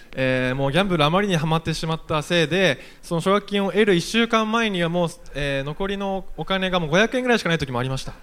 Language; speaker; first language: Japanese; native; Japanese